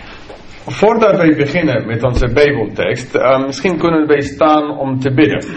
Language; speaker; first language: Dutch; non-native, fluent; English